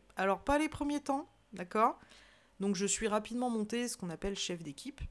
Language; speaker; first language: French; native; French